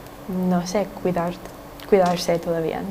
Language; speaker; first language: Spanish; non-native, fluent; English